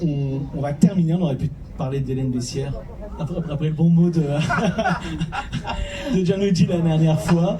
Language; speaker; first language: French; native; French